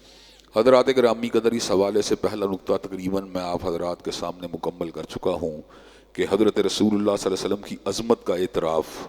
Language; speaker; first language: Urdu; native; Urdu